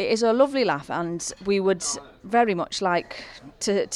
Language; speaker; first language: English; native; English